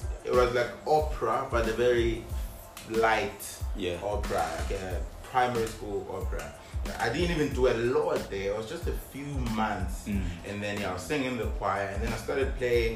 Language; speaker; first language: English; non-native, local second language; Zulu